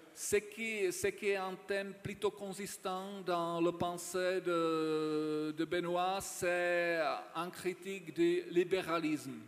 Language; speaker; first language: French; non-native, fluent; Czech